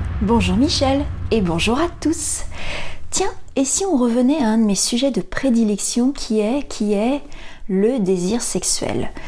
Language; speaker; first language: French; native; French